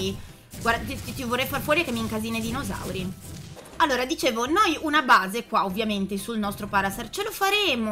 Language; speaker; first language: Italian; native; Italian